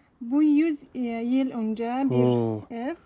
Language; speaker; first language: Turkish; non-native, learner; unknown